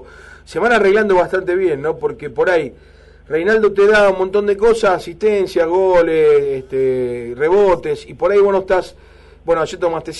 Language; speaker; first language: Spanish; native; Spanish